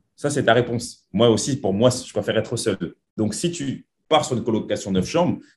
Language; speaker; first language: French; native; French